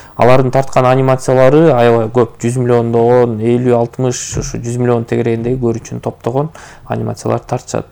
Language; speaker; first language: Kyrgyz; native; Kyrgyz